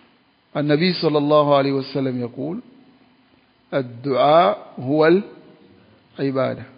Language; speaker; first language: Arabic; non-native, fluent; French